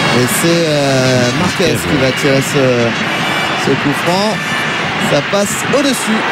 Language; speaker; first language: French; native; French